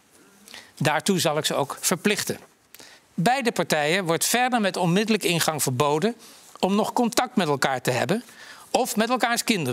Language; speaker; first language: Dutch; native; Dutch